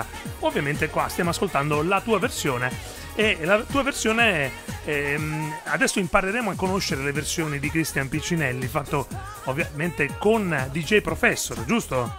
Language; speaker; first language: Italian; native; Italian